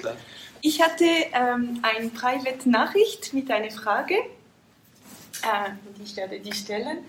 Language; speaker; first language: German; non-native, fluent; French